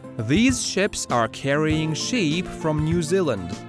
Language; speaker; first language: English; non-native, fluent; Russian